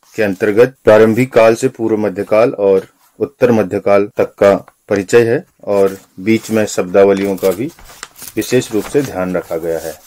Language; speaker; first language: Hindi; non-native, local second language; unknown